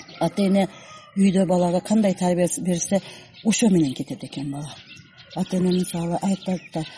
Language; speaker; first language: Kyrgyz; non-native, local second language; Uzbek